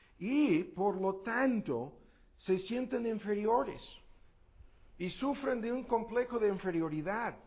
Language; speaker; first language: Spanish; non-native, fluent; English